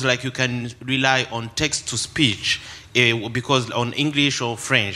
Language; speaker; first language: English; non-native, local second language; Kinyarwanda